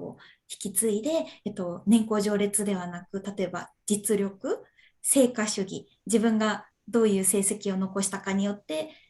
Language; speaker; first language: Japanese; native; Japanese